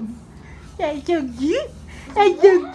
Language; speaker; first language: English; native; English